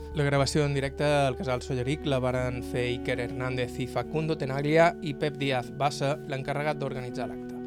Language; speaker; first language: Catalan; native; Catalan